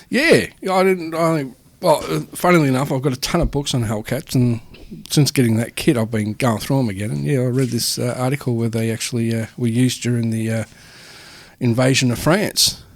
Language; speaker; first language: English; native; English